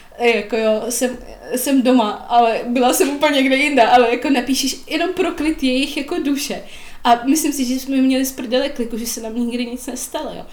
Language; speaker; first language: Czech; non-native, fluent; Russian